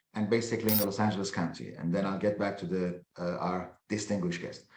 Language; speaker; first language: English; non-native, fluent; Persian